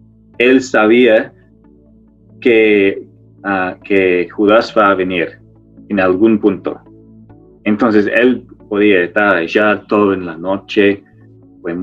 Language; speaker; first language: Spanish; non-native, fluent; English